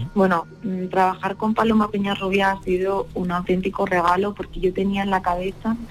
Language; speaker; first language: Spanish; native; Spanish